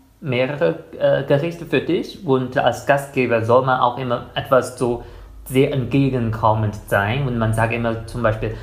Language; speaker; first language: German; non-native, fluent; Chinese